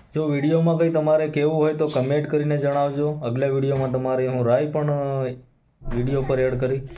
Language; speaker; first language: Gujarati; non-native, local second language; Bhili